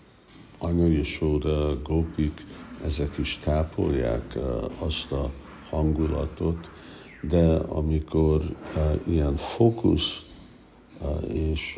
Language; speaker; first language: Hungarian; early bilingual, heritage; Hungarian